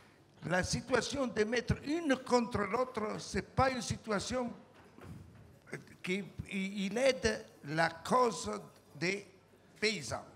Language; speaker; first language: French; non-native, fluent; Italian